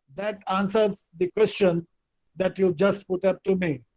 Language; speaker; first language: English; non-native, local second language; Hindi